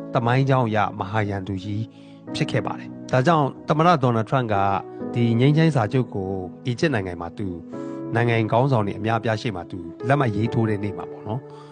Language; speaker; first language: Burmese; non-native, local second language; Hakha Chin